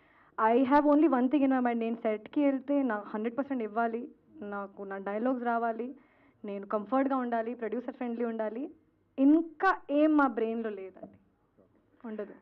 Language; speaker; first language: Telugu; non-native, local second language; Hindi